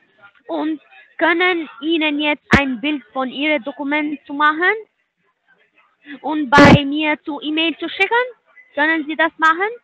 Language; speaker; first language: German; non-native, learner; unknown